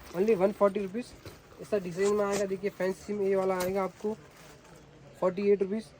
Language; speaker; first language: Hindi; non-native, local second language; Kannada